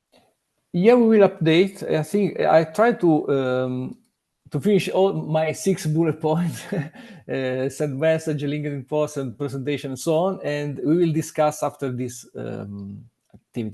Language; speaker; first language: English; non-native, learner; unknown